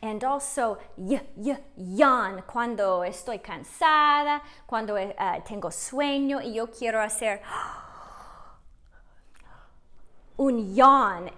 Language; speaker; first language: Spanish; non-native, fluent; English